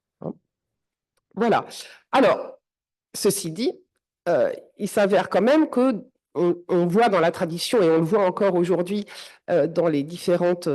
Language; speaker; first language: French; native; French